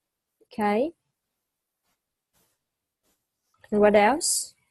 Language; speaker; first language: English; non-native, fluent; Vietnamese